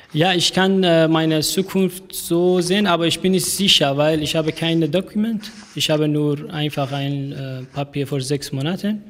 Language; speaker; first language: German; non-native, learner; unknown